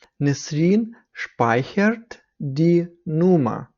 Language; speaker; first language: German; non-native, fluent; Ukrainian